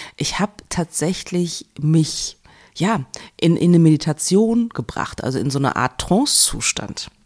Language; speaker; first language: German; native; German